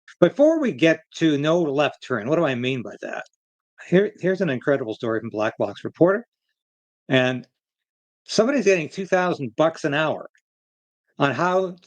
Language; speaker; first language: English; native; English